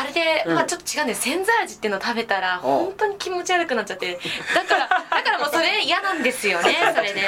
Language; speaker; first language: Japanese; native; Japanese